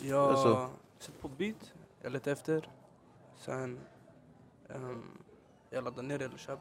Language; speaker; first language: Swedish; early bilingual, other home language; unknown